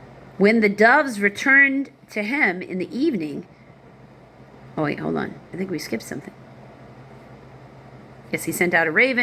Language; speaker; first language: English; native; English